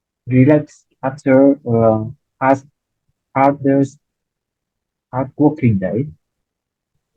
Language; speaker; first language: English; non-native, learner; Vietnamese